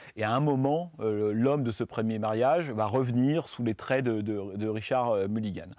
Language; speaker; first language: French; native; French